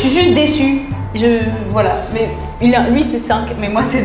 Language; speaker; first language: French; native; French